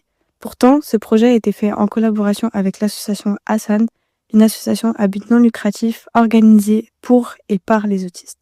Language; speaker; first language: French; native; French